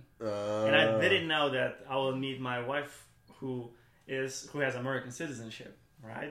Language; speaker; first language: English; non-native, fluent; German